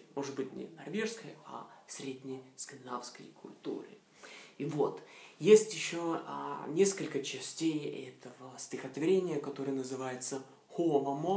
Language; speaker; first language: Russian; non-native, fluent; Norwegian